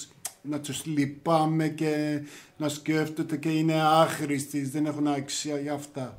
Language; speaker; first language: Greek; non-native, learner; Persian